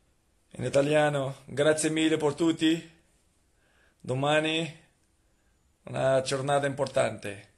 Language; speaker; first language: Italian; non-native, learner; Portuguese